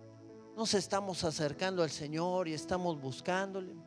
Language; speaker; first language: Spanish; native; Spanish